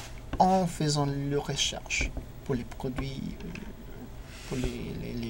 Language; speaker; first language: French; non-native, fluent; English